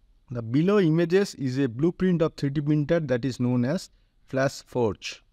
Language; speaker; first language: English; non-native, local second language; Bangla